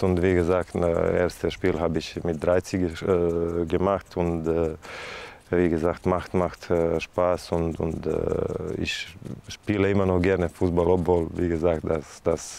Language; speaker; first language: German; non-native, fluent; Serbian